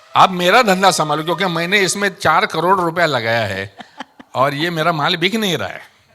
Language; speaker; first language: Hindi; non-native, local second language; Marathi